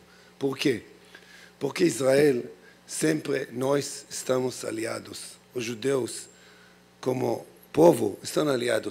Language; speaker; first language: Portuguese; non-native, learner; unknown